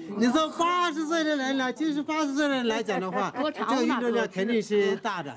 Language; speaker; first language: Chinese; non-native, fluent; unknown